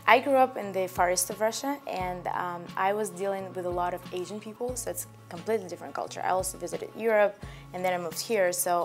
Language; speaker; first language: English; non-native, fluent; Russian